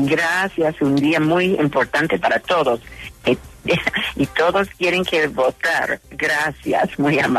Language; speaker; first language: Spanish; non-native, fluent; English